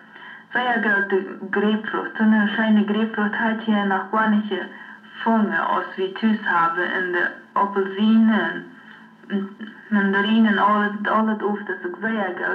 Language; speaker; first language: German; non-native, learner; Low German